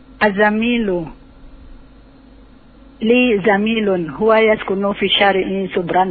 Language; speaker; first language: Arabic; non-native, learner; Indonesian